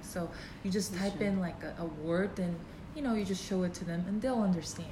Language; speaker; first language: English; non-native, fluent; Korean